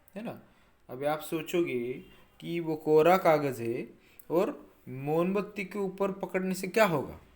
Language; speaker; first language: Hindi; non-native, local second language; Marathi